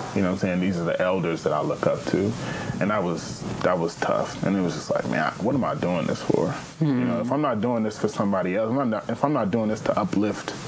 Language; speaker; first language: English; native; English